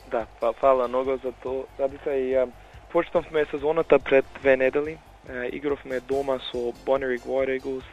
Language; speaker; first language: Macedonian; early bilingual, heritage; Macedonian